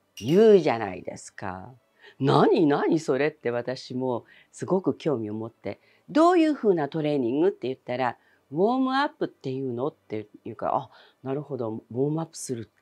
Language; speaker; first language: Japanese; early bilingual, other home language; Chinese